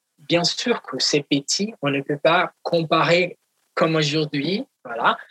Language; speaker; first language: French; non-native, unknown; Portuguese